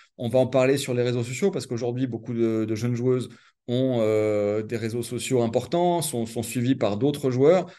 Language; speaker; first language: French; native; French